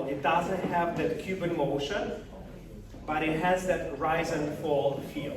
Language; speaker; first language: English; non-native, fluent; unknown